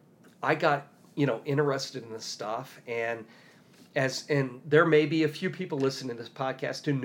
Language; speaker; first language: English; native; English